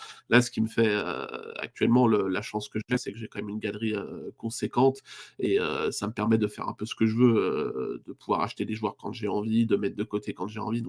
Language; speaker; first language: French; native; French